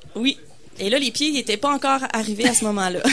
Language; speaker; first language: French; native; French